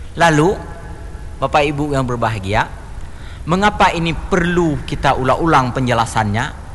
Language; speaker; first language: Indonesian; non-native, local second language; Achinese